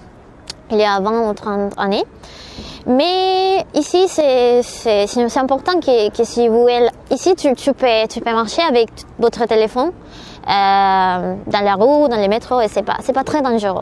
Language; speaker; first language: French; non-native, learner; Spanish